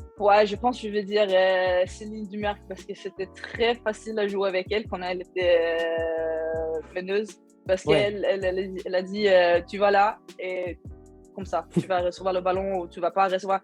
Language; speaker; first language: French; non-native, learner; Swedish